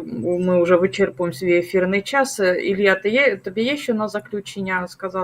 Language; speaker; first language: Ukrainian; native; Ukrainian